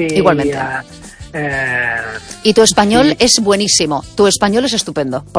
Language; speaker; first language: Spanish; native; Spanish